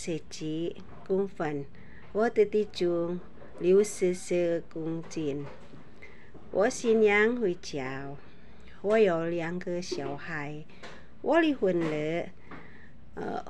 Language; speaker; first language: Chinese; non-native, learner; Indonesian